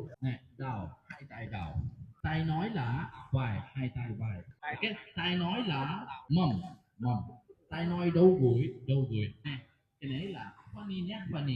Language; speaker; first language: Vietnamese; non-native, learner; Kannada